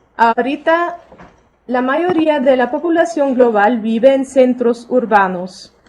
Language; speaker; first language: Spanish; non-native, fluent; German